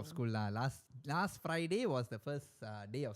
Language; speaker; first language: English; native; English